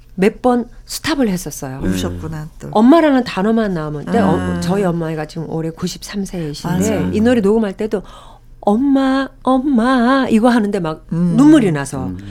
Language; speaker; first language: Korean; native; Korean